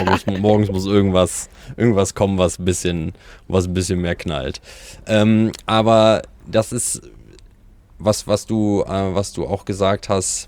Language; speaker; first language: German; native; German